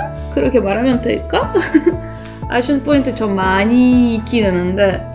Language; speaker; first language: Korean; non-native, learner; Russian